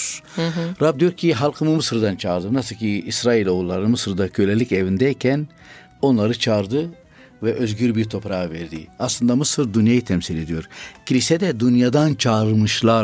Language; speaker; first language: Turkish; non-native, fluent; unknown